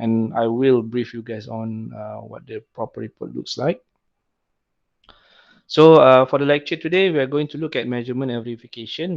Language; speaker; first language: English; non-native, local second language; Malay